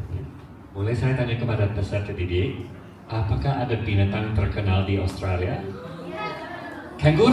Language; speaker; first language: Indonesian; non-native, fluent; English